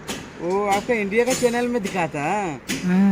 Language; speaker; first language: Hindi; non-native, learner; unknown